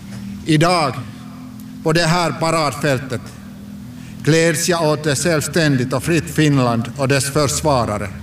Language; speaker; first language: Swedish; non-native, local second language; Finnish